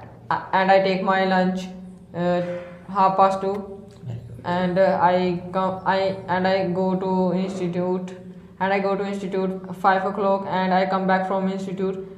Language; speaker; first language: English; non-native, learner; Hindi